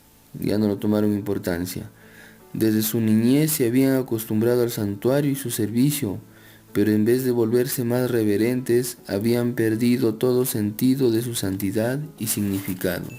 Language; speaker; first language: Spanish; native; Spanish